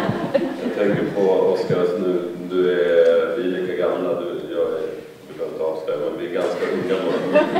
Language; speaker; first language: Swedish; native; Swedish